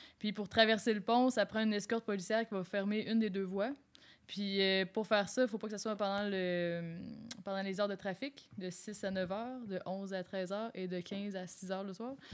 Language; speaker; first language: French; native; French